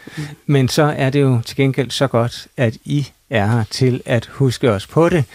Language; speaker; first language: Danish; native; Danish